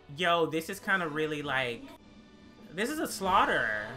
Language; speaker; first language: English; native; English